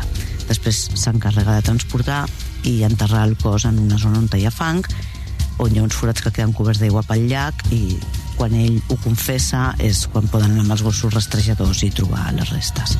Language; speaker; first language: Catalan; native; Catalan